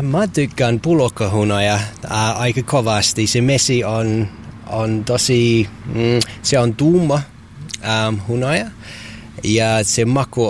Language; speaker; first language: Finnish; non-native, learner; English